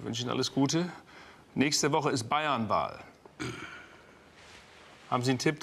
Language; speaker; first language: German; native; German